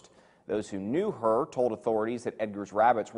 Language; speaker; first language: English; native; English